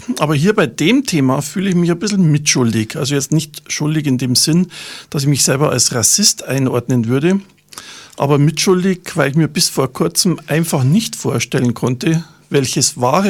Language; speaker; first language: German; native; German